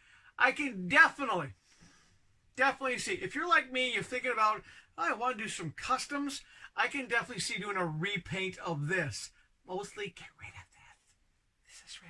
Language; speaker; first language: English; native; English